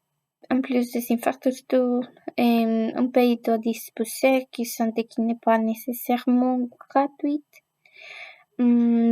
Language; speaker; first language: French; non-native, learner; Spanish